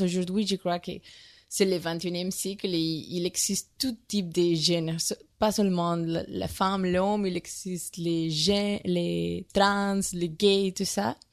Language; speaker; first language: French; non-native, learner; Spanish